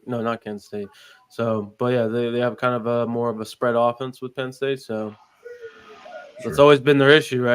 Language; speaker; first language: English; native; English